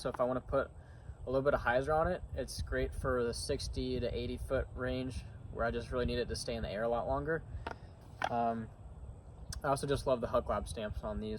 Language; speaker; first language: English; native; English